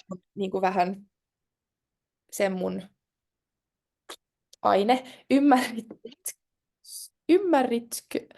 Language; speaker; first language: Finnish; non-native, local second language; Swedish